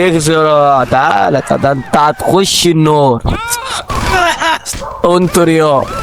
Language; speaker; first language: Arabic; native; Arabic